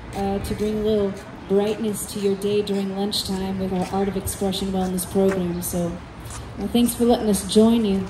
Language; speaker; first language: English; native; English